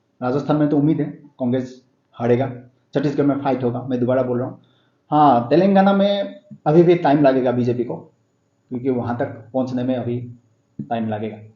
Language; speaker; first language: Hindi; non-native, local second language; Assamese